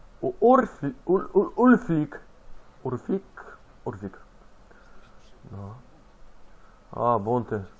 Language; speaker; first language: Polish; native; Polish